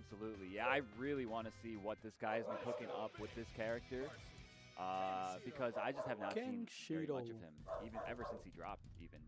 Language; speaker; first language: English; native; English